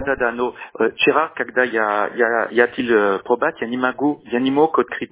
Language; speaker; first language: Russian; non-native, learner; French